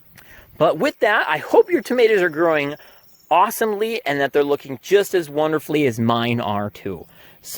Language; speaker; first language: English; native; English